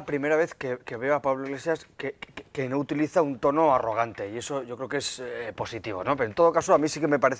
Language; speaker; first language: Spanish; native; Spanish